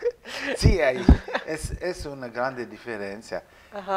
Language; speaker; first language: Spanish; non-native, learner; French